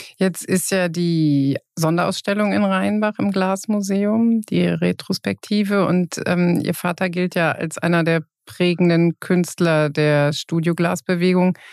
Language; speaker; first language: German; native; German